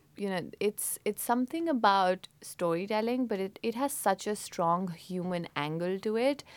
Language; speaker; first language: English; non-native, local second language; Hindi